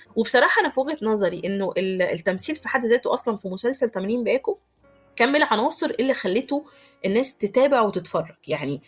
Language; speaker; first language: Arabic; native; Arabic